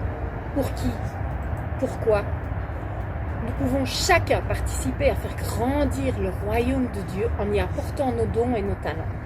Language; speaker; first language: French; native; French